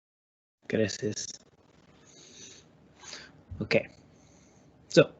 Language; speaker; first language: Spanish; non-native, learner; English